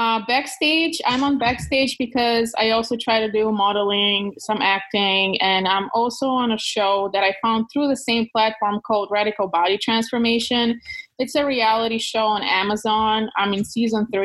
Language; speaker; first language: English; non-native, fluent; Bulgarian